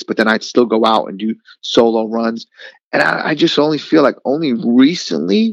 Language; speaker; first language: English; native; English